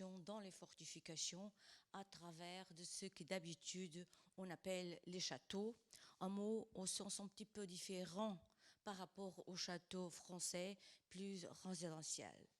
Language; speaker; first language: French; non-native, fluent; Portuguese